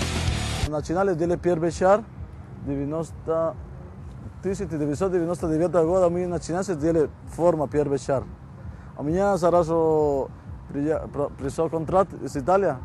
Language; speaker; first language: Russian; non-native, learner; Spanish